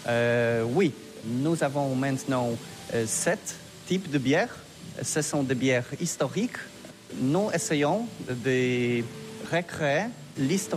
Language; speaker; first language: French; non-native, learner; Polish